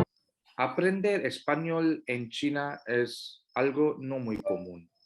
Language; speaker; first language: Spanish; non-native, fluent; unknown